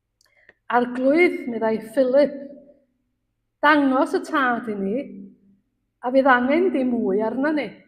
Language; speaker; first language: Welsh; native; Welsh